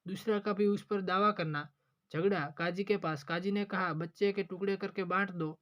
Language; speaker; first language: Hindi; non-native, local second language; Gujarati